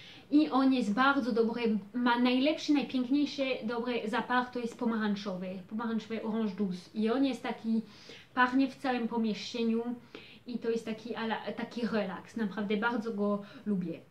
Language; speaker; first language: Polish; early bilingual, heritage; Polish